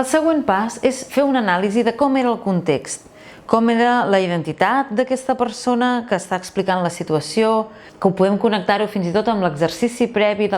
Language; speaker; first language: Catalan; native; Catalan